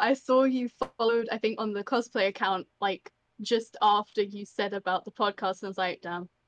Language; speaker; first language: English; native; English